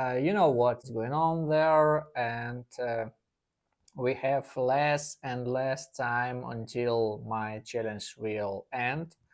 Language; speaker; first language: English; non-native, learner; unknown